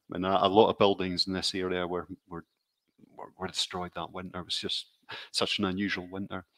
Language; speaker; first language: English; native; English